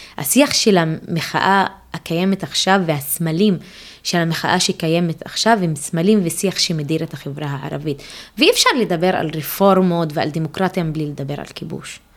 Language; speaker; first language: Hebrew; non-native, local second language; Arabic